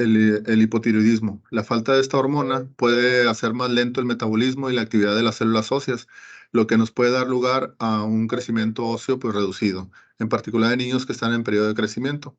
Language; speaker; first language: Spanish; native; Spanish